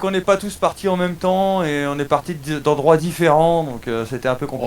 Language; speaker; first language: French; native; French